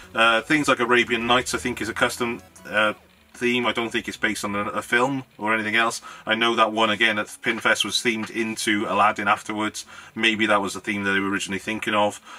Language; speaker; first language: English; native; English